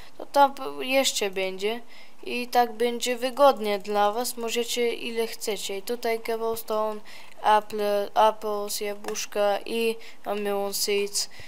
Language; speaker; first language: Polish; early bilingual, heritage; Polish